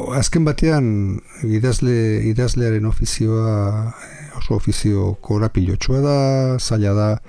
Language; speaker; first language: Basque; non-native, local second language; Spanish